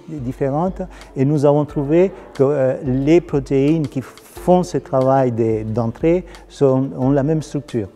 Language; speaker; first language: French; non-native, fluent; Spanish